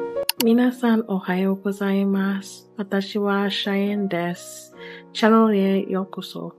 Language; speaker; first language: Japanese; non-native, learner; English